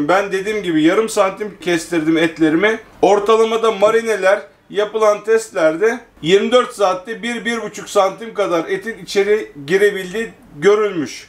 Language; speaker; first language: Turkish; native; Turkish